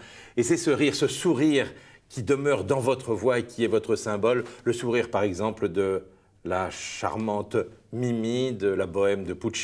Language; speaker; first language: French; native; French